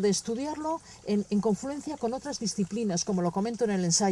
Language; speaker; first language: Spanish; native; Spanish